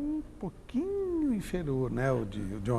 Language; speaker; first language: Portuguese; native; Portuguese